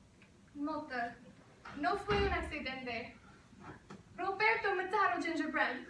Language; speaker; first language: Spanish; non-native, learner; English